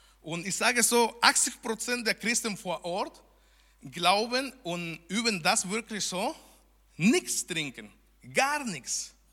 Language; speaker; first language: German; non-native, fluent; Spanish